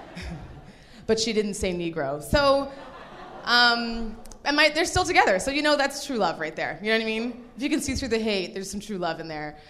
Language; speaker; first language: English; native; English